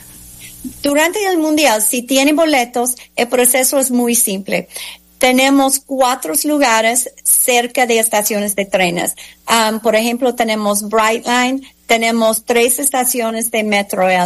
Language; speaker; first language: Spanish; non-native, fluent; English